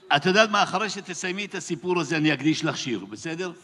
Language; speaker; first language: Hebrew; native; Hebrew